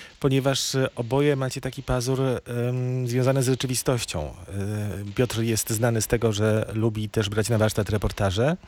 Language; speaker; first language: Polish; native; Polish